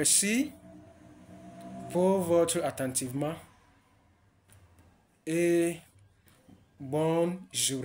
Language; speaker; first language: French; non-native, learner; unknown